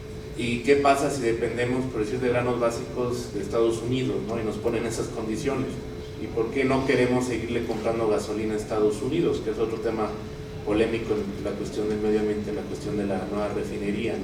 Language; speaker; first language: Spanish; native; Spanish